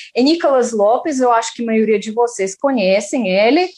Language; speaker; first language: Portuguese; non-native, fluent; Russian